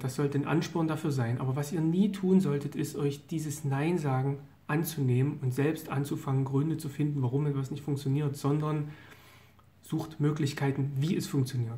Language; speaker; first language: German; native; German